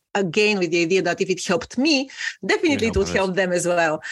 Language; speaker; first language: English; non-native, fluent; Bulgarian